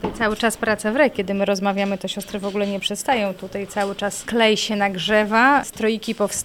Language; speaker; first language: Polish; native; Polish